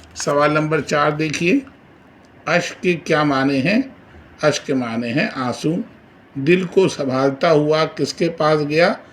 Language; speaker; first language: Urdu; native; Urdu